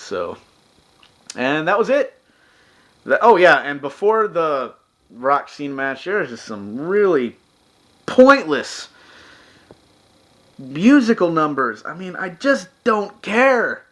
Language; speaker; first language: English; native; English